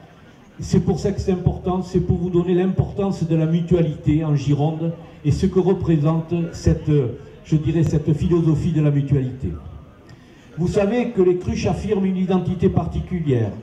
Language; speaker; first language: French; native; French